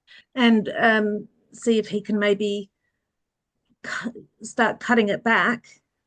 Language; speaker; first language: English; early bilingual, other home language; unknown